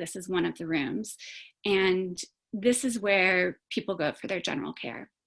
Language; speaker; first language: English; native; English